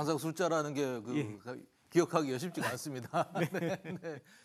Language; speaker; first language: Korean; native; Korean